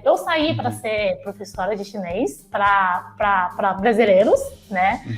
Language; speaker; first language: Portuguese; non-native, fluent; Chinese